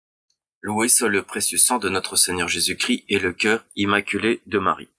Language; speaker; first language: French; native; French